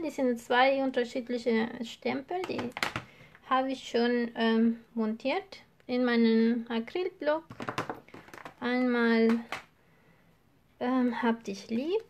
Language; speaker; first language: German; non-native, fluent; Spanish